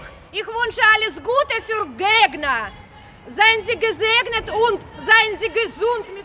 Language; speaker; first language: German; non-native, fluent; Russian